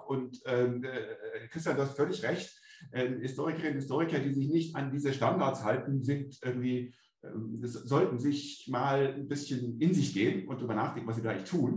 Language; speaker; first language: German; native; German